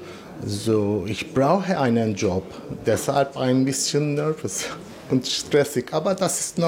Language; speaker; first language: German; non-native, learner; Turkish